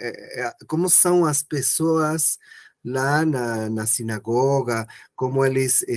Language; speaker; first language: Portuguese; non-native, learner; Spanish